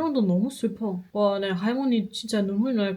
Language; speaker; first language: Korean; non-native, fluent; German